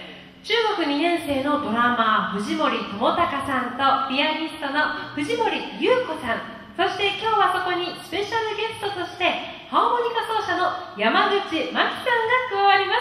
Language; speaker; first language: Japanese; native; Japanese